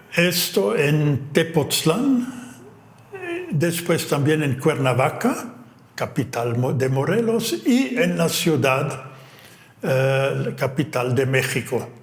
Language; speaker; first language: Spanish; non-native, fluent; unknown